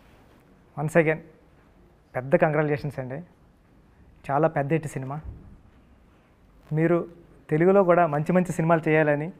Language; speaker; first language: Telugu; native; Telugu